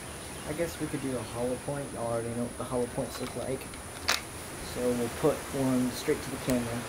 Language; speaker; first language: English; native; English